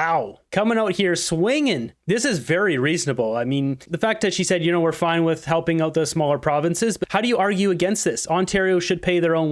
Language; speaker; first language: English; native; English